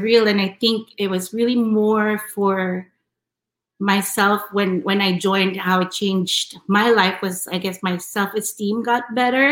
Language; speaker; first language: English; non-native, local second language; Filipino